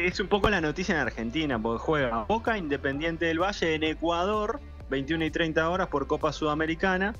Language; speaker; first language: Spanish; native; Spanish